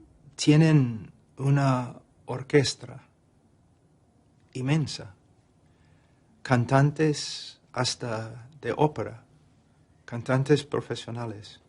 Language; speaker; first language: Spanish; non-native, fluent; English